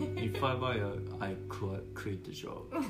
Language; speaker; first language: English; non-native, learner; Japanese